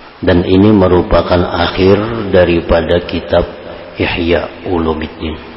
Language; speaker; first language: Indonesian; non-native, local second language; Banjar